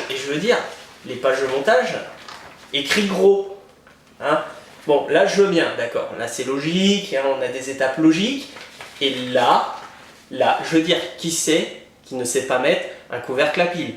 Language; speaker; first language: French; native; French